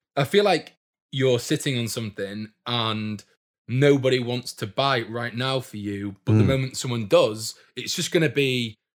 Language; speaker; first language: English; native; English